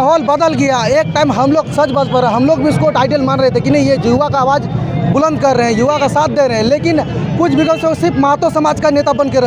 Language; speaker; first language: Hindi; native; Hindi